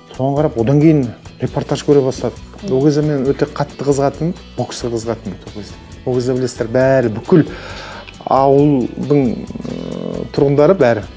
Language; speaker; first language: Kazakh; non-native, local second language; Karachay-Balkar